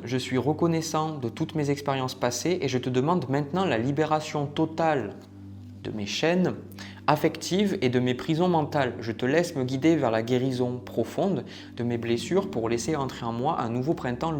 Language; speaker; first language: French; native; French